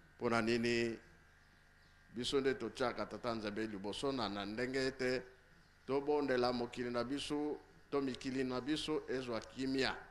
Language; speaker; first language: Lingala; non-native, local second language; Kongo